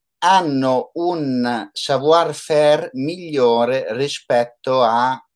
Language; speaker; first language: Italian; native; Italian